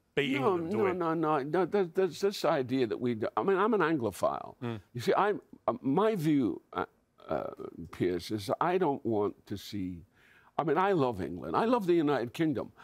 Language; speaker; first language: English; native; English